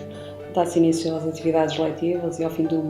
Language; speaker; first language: Portuguese; native; Portuguese